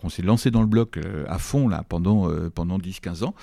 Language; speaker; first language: French; native; French